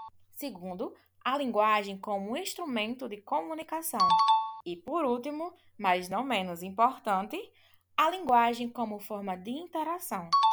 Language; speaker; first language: Portuguese; native; Portuguese